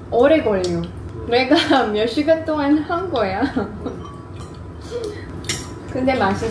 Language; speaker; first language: Korean; non-native, learner; Filipino